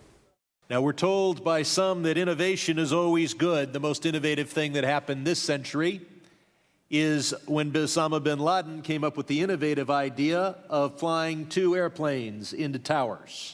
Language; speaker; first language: English; native; English